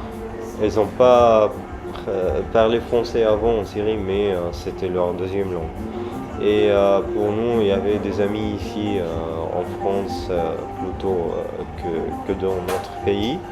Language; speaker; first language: French; non-native, learner; Arabic